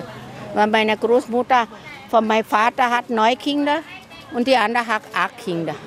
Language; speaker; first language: German; non-native, learner; Thai